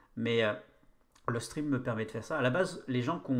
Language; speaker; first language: French; native; French